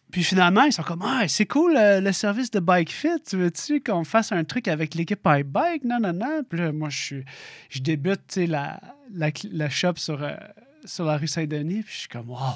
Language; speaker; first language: French; native; French